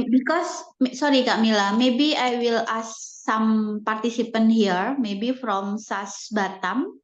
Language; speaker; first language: English; non-native, learner; Indonesian